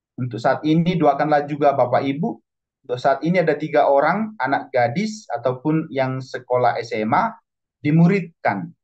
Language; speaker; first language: Indonesian; non-native, local second language; Batak Toba